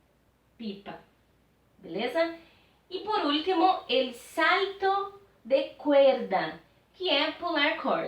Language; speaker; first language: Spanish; non-native, fluent; Portuguese